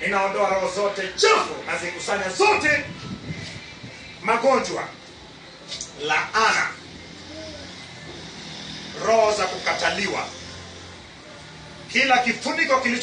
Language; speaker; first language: Swahili; non-native, local second language; Luo (Kenya and Tanzania)